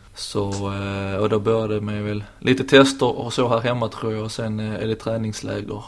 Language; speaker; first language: Swedish; native; Swedish